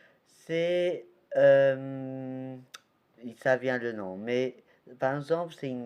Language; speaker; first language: French; non-native, learner; Portuguese